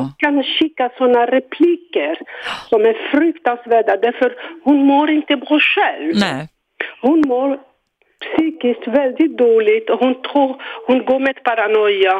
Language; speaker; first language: Swedish; non-native, fluent; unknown